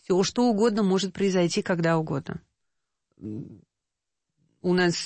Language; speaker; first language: Russian; native; Russian